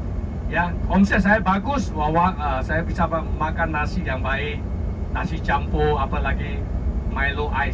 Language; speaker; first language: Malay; non-native, local second language; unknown